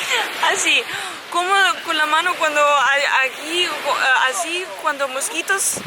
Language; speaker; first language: Spanish; non-native, learner; Serbian